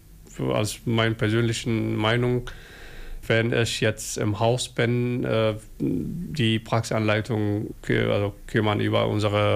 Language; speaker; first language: German; non-native, fluent; Somali